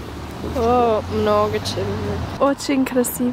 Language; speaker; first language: Russian; non-native, learner; English